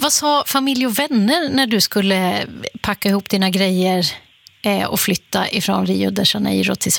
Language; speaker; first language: Swedish; native; Swedish